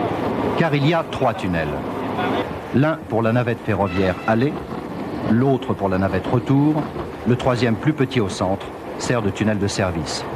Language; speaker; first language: French; native; French